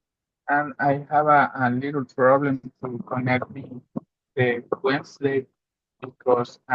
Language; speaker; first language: English; non-native, learner; Spanish